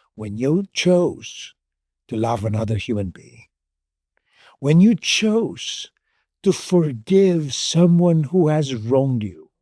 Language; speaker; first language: English; non-native, local second language; Filipino